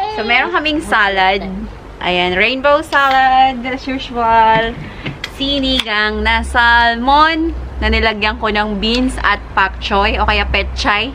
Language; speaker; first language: Filipino; non-native, local second language; Iloko